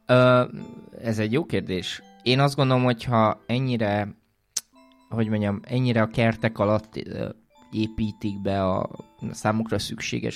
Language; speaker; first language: Hungarian; native; Hungarian